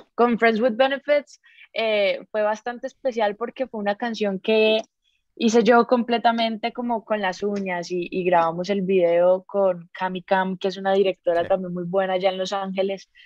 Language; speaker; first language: Spanish; native; Spanish